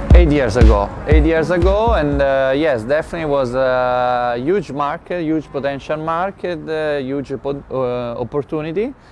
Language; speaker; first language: English; non-native, learner; Italian